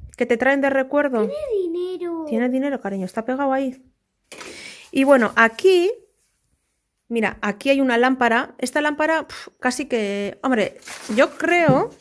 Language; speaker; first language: Spanish; native; Spanish